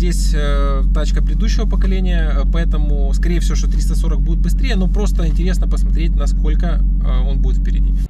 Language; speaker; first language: Russian; native; Russian